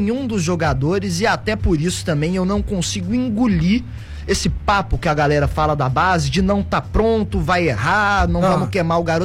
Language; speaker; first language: Portuguese; native; Portuguese